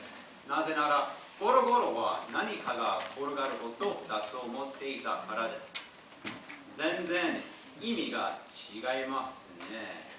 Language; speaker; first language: Japanese; non-native, learner; English